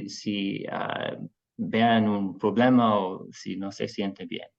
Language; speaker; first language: Spanish; non-native, fluent; English